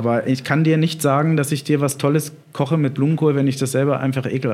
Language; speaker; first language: German; native; German